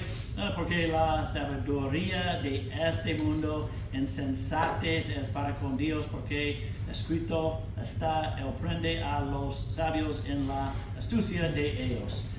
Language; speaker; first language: Spanish; non-native, fluent; English